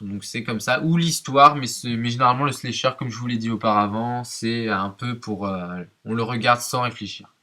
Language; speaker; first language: French; native; French